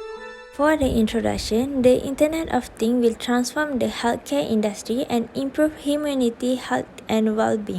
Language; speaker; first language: English; non-native, local second language; Malay